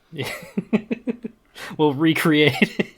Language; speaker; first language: English; native; English